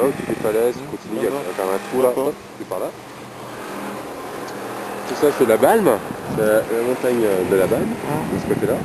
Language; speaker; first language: French; native; French